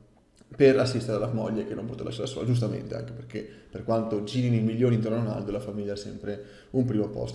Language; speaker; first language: Italian; native; Italian